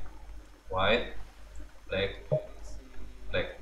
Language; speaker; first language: English; non-native, learner; Indonesian